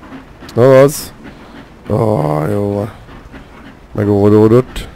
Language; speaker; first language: Hungarian; native; Hungarian